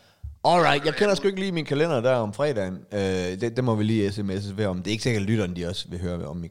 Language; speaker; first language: Danish; native; Danish